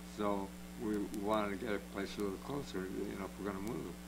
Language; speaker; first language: English; native; English